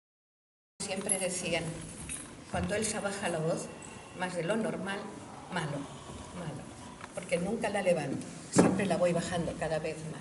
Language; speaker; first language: Spanish; native; Spanish